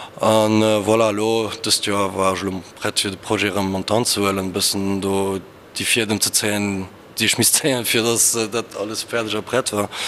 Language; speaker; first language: Luxembourgish; early bilingual, other home language; Portuguese